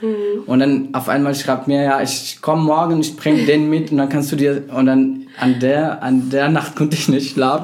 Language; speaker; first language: German; non-native, fluent; Arabic